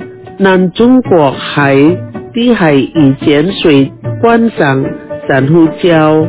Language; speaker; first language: Chinese; early bilingual, heritage; Chinese